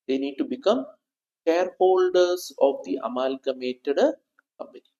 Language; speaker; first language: English; non-native, local second language; Malayalam